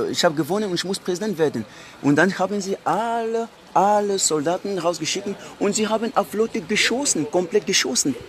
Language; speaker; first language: German; non-native, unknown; French